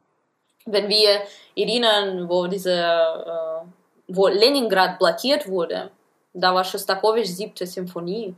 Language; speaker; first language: German; non-native, fluent; Russian